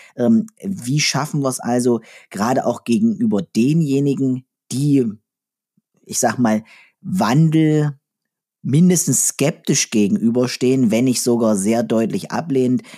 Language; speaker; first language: German; native; German